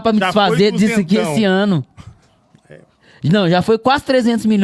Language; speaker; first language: Portuguese; native; Portuguese